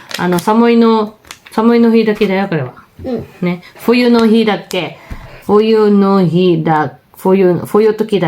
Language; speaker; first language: Japanese; non-native, fluent; Filipino